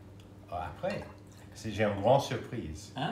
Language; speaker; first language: French; non-native, fluent; English